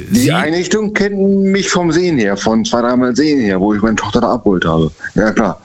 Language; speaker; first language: German; native; German